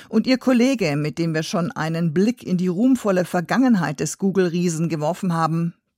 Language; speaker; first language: German; native; German